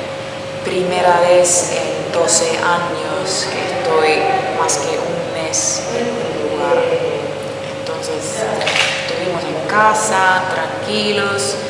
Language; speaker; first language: Spanish; non-native, fluent; Finnish